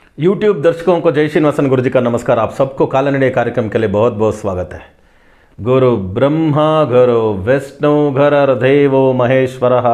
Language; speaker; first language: Hindi; non-native, local second language; Tamil